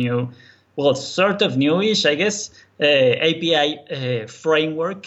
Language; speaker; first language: English; non-native, fluent; Spanish